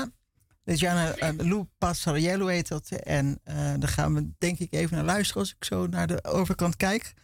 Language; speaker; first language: Dutch; native; Dutch